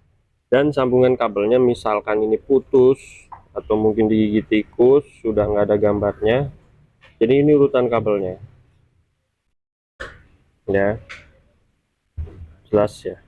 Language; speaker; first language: Indonesian; native; Indonesian